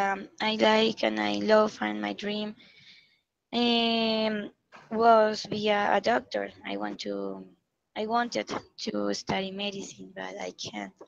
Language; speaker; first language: English; non-native, learner; Spanish